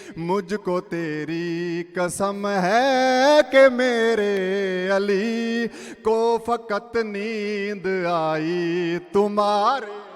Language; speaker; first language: Urdu; non-native, local second language; Saraiki